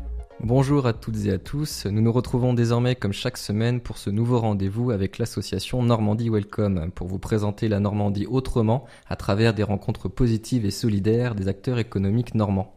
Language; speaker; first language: French; native; French